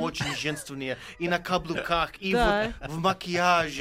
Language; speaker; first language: Russian; non-native, fluent; English